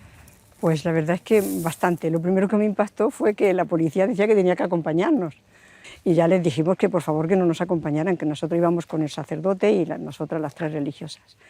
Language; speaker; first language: Spanish; non-native, local second language; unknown